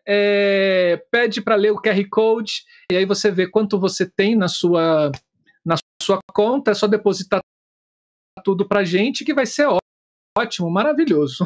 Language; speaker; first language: Portuguese; native; Portuguese